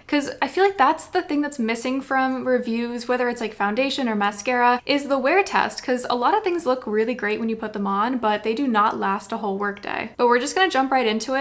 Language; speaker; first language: English; native; English